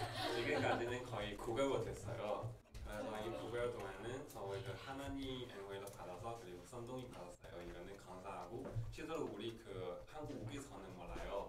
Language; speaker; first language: Korean; non-native, learner; Chinese